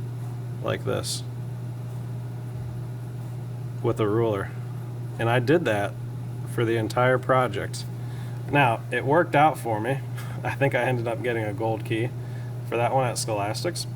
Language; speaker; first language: English; native; English